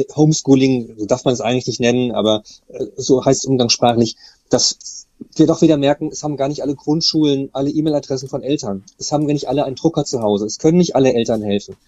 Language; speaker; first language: German; native; German